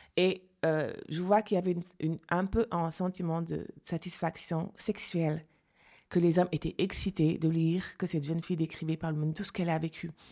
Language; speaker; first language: French; non-native, local second language; Fula